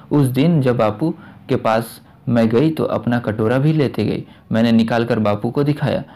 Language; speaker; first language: Hindi; native; Hindi